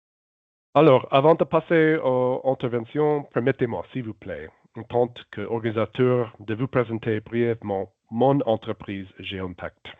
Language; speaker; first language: French; non-native, local second language; German